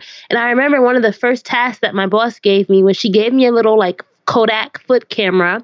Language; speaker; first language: English; native; English